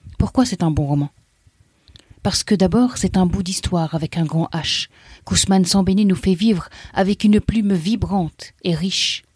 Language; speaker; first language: French; native; French